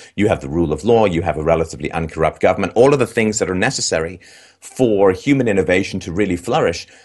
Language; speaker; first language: English; native; English